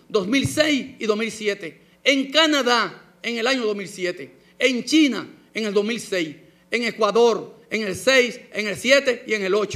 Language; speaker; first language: Spanish; native; Spanish